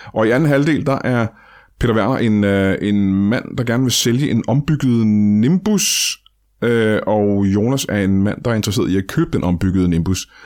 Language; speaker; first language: Danish; native; Danish